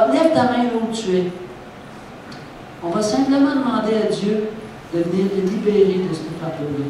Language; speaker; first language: French; native; French